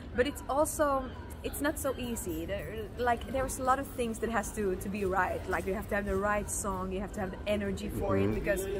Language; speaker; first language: English; non-native, fluent; Finnish